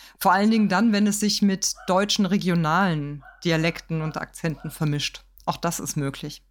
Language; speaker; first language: German; native; German